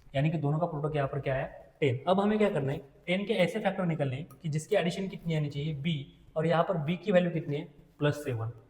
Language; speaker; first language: Hindi; non-native, local second language; Marathi